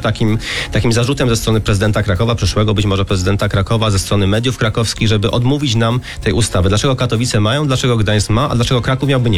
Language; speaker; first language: Polish; native; Polish